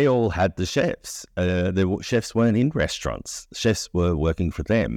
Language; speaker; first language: English; native; English